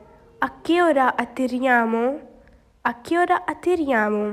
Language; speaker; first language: Italian; non-native, learner; Urdu